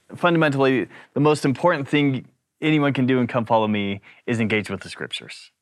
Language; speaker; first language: English; native; English